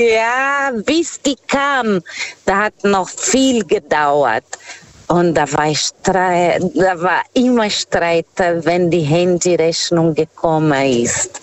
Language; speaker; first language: German; non-native, fluent; Portuguese